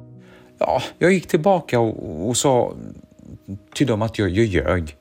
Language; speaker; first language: Swedish; early bilingual, other home language; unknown